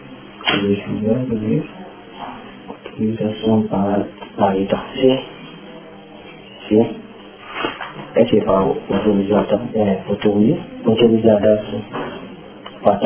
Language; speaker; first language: Spanish; non-native, learner; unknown